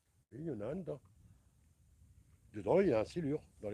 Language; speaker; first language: French; native; French